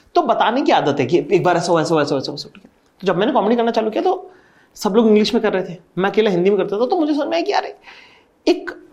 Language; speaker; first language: Hindi; native; Hindi